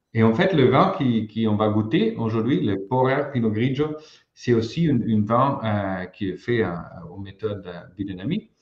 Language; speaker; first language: French; non-native, fluent; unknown